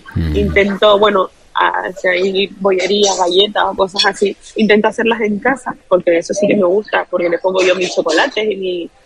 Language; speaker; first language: Spanish; native; Spanish